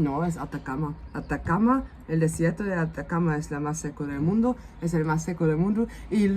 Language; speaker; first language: Spanish; non-native, fluent; German